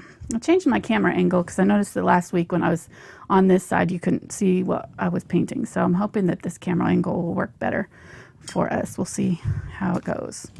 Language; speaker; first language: English; native; English